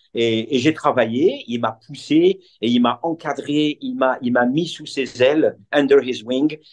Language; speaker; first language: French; non-native, local second language; Arabic